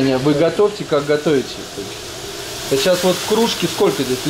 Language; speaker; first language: Russian; native; Russian